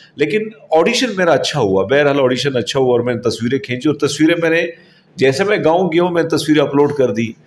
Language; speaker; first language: Urdu; non-native, local second language; Pashto